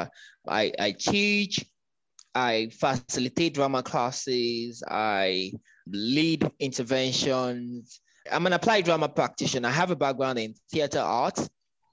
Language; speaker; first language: English; non-native, local second language; Yoruba